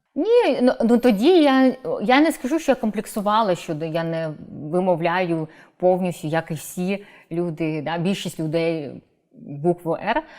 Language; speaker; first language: Ukrainian; non-native, local second language; Crimean Tatar